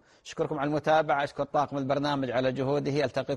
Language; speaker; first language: Arabic; native; Arabic